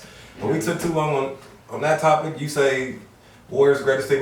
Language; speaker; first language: English; native; English